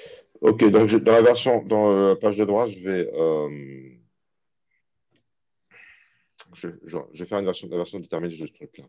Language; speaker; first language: French; native; French